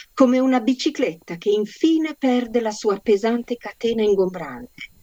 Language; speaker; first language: Italian; non-native, fluent; Polish